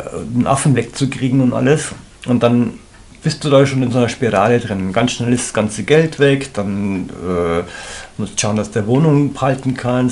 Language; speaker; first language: German; native; German